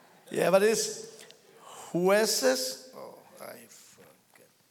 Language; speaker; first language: English; non-native, learner; Spanish